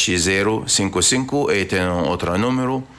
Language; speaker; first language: Portuguese; non-native, learner; Arabic